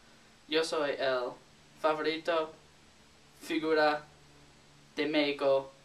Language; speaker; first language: Spanish; non-native, learner; English